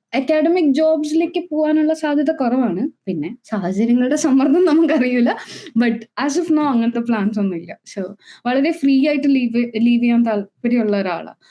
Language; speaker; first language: Malayalam; native; Malayalam